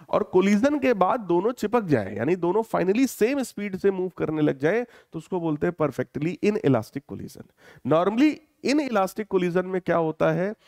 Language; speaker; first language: Hindi; native; Hindi